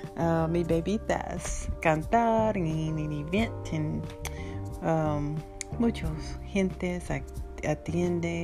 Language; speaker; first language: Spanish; non-native, learner; English